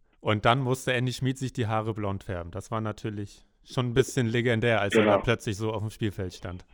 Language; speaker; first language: German; native; German